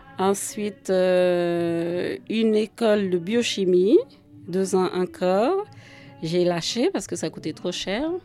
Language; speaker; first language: French; non-native, local second language; Jola-Fonyi